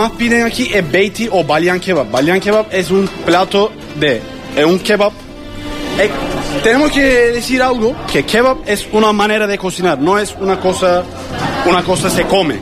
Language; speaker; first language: Spanish; non-native, learner; Turkish